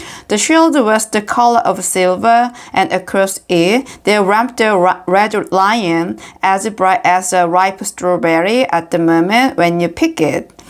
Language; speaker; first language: English; non-native, fluent; Korean